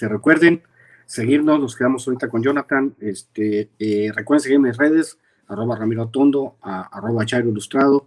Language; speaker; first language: Spanish; native; Spanish